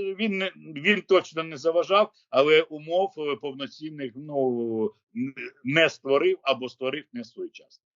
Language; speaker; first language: Ukrainian; native; Ukrainian